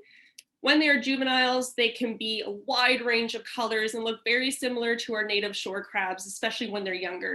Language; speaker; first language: English; native; English